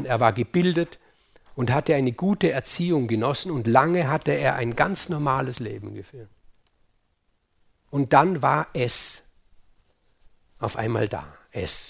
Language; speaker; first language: German; native; German